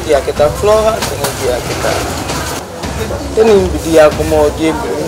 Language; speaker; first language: Spanish; non-native, learner; Haitian Creole